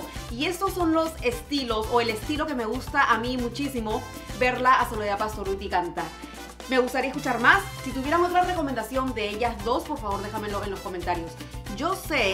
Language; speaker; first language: Spanish; native; Spanish